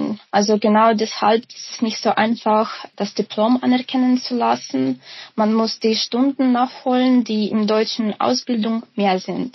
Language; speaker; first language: German; non-native, fluent; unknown